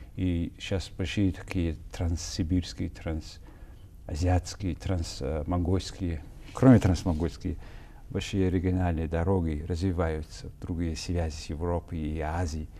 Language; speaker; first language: Russian; non-native, fluent; Mongolian